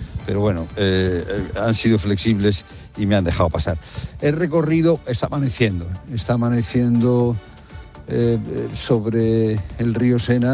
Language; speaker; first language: Spanish; native; Spanish